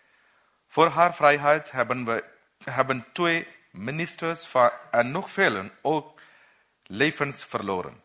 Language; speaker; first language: Dutch; non-native, learner; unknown